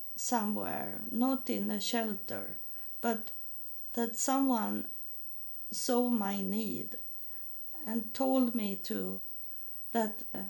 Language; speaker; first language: English; non-native, learner; Swedish